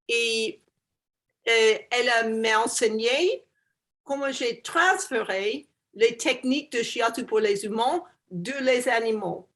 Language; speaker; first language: French; non-native, learner; English